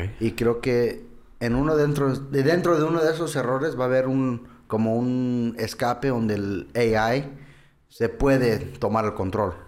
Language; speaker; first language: Spanish; early bilingual, heritage; English